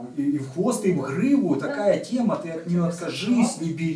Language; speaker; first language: Russian; native; Russian